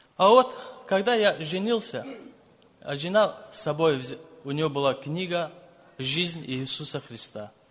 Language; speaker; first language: Russian; non-native, local second language; Lezghian